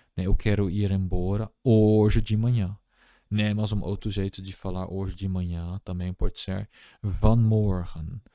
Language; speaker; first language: Portuguese; non-native, fluent; Dutch